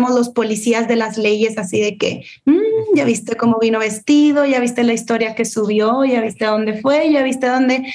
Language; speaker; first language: Spanish; native; Spanish